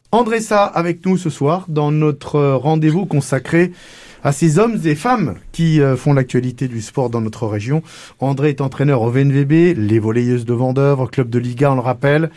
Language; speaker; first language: French; native; French